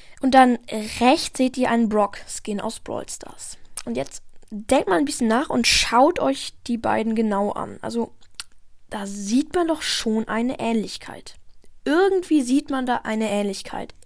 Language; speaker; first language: German; native; German